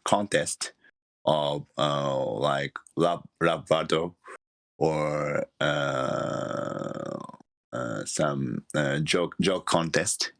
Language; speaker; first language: English; non-native, learner; Japanese